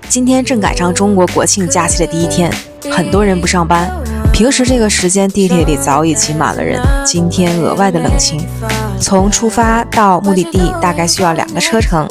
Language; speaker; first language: Chinese; native; Chinese